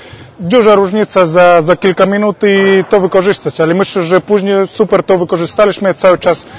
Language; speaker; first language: Polish; non-native, fluent; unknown